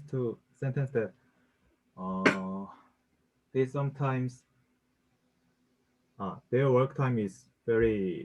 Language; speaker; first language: English; non-native, learner; Korean